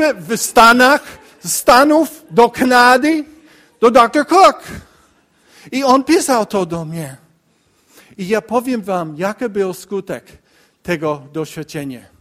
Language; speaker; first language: Polish; non-native, learner; English